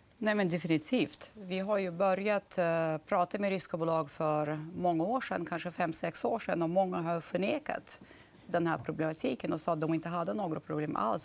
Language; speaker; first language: Swedish; non-native, fluent; Russian